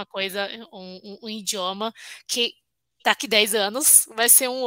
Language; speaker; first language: Portuguese; non-native, fluent; Chinese